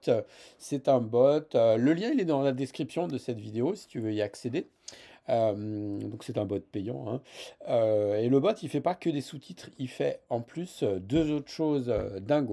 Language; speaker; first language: French; native; French